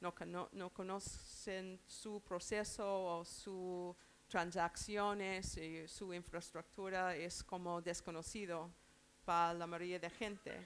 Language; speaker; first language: Spanish; non-native, learner; English